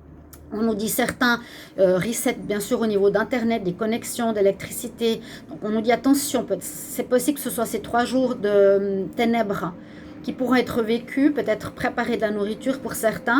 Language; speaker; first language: French; native; French